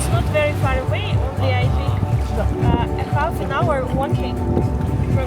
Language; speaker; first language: English; non-native, learner; Turkish